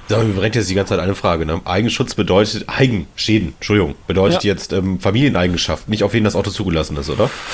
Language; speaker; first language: German; native; German